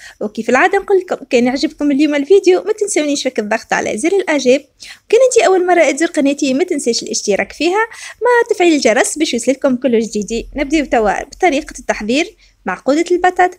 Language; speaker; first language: Arabic; native; Arabic